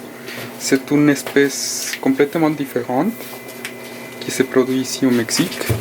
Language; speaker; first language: French; non-native, fluent; Spanish